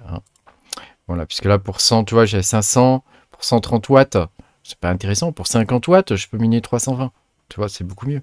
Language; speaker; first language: French; native; French